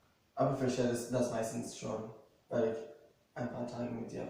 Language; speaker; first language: German; non-native, fluent; Portuguese